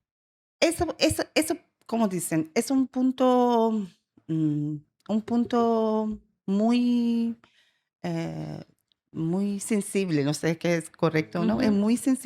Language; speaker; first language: Spanish; non-native, learner; Persian